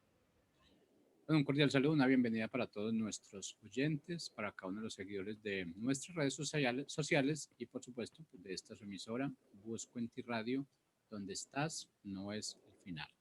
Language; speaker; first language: Spanish; native; Spanish